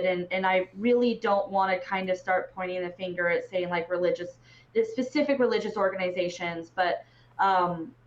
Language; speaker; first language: English; native; English